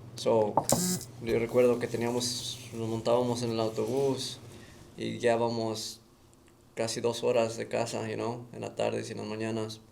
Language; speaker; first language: Spanish; early bilingual, other home language; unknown